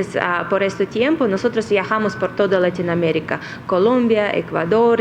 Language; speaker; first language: Spanish; non-native, fluent; Russian